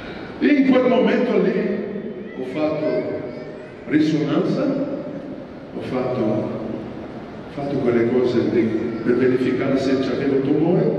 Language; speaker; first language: Italian; non-native, fluent; Portuguese